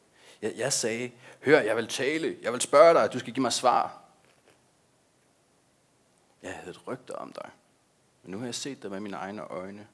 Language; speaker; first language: Danish; native; Danish